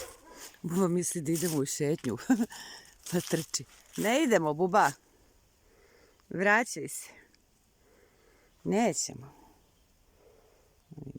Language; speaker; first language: Bosnian; native; Bosnian